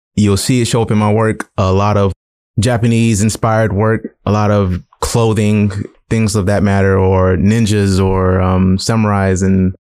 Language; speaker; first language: English; native; English